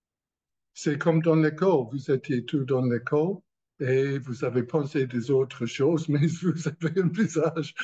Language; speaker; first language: French; non-native, learner; English